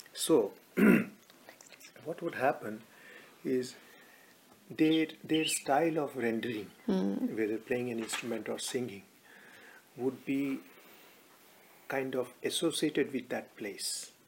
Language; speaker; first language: English; non-native, local second language; Bangla